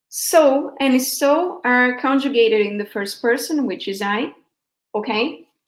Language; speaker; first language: English; non-native, fluent; Portuguese